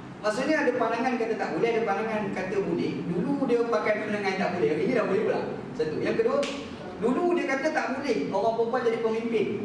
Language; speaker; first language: Malay; native; Malay